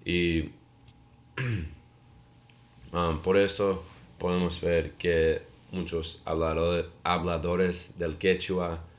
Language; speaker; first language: Spanish; non-native, learner; English